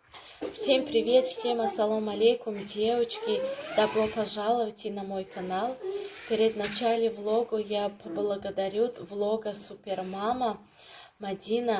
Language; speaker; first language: Russian; non-native, learner; Tajik